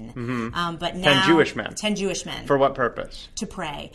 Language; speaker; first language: English; native; English